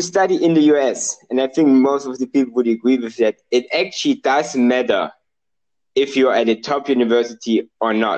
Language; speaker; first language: English; non-native, fluent; German